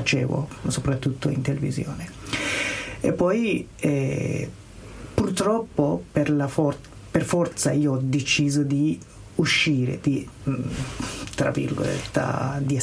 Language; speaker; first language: Italian; non-native, learner; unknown